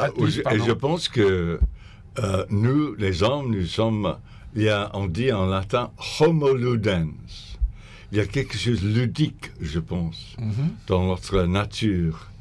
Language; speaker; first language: French; non-native, fluent; English